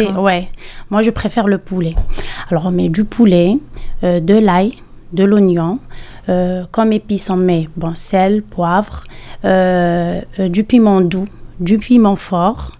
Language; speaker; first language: French; non-native, local second language; Arabic